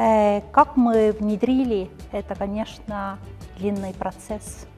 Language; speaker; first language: Russian; non-native, fluent; Estonian